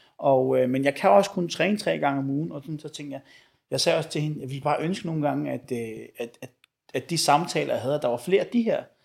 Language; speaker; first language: Danish; early bilingual, other home language; Arabic